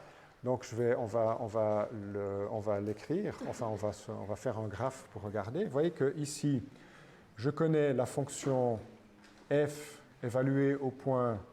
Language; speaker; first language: French; native; French